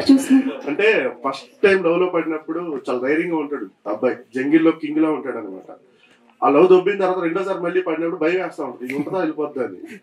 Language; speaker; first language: Telugu; native; Telugu